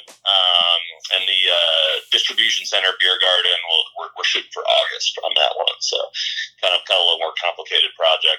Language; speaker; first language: English; native; English